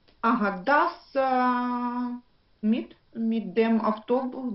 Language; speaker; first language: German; non-native, learner; Ukrainian